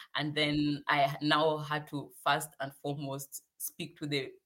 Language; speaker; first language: English; non-native, local second language; Swahili